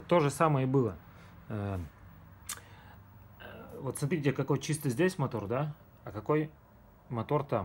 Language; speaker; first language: Russian; native; Russian